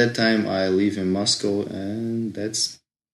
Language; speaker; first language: English; non-native, fluent; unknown